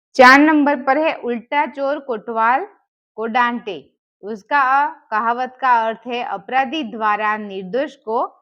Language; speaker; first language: Hindi; non-native, local second language; Gujarati